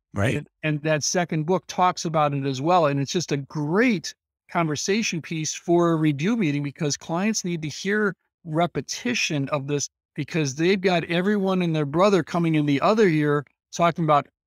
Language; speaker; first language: English; native; English